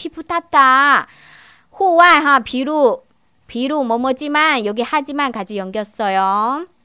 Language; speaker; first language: Korean; non-native, fluent; Chinese